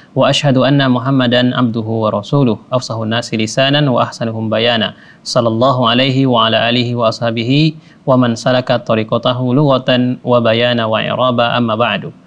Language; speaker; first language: Arabic; non-native, fluent; Indonesian